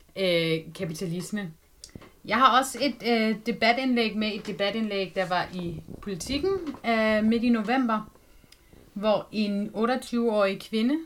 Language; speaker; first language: Danish; native; Danish